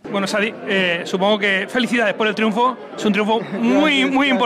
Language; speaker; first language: Spanish; native; Spanish